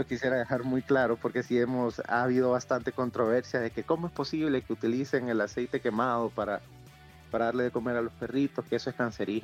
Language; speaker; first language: Spanish; native; Spanish